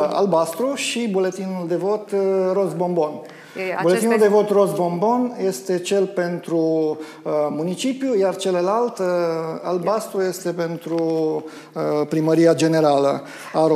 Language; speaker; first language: Romanian; native; Romanian